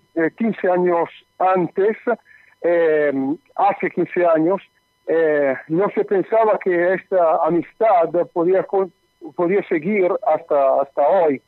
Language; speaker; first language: Spanish; non-native, learner; Italian